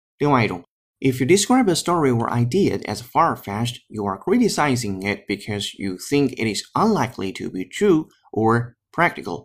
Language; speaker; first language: English; non-native, fluent; Chinese